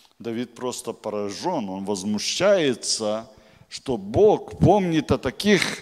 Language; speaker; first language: Polish; non-native, learner; Russian